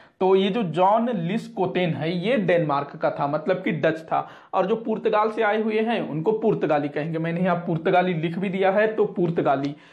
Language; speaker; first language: Hindi; non-native, local second language; Marathi